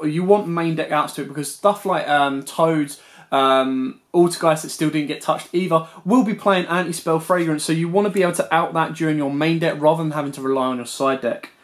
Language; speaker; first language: English; native; English